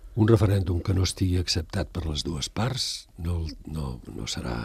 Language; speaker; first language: Catalan; native; Catalan